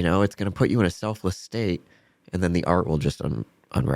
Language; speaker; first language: English; native; English